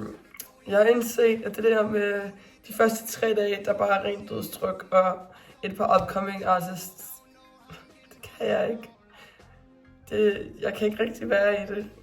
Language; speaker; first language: Danish; native; Danish